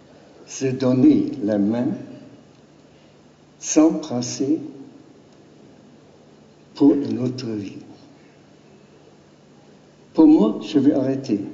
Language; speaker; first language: French; non-native, learner; German